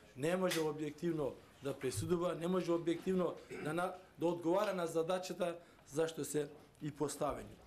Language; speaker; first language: Macedonian; non-native, local second language; Turkish